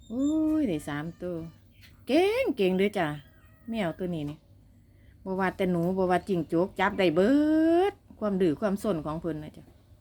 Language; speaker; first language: Thai; native; Thai